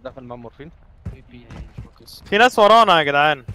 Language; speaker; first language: Arabic; native; Arabic